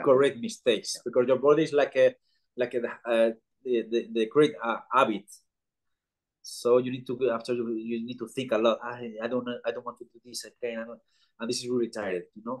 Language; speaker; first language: English; non-native, learner; Spanish